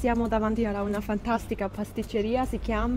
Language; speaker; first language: Italian; non-native, learner; Chinese